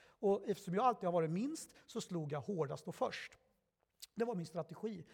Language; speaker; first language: Swedish; early bilingual, other home language; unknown